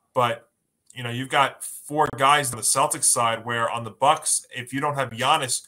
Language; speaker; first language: English; native; English